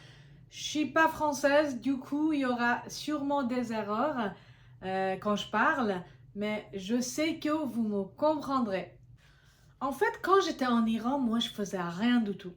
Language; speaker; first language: French; non-native, fluent; Persian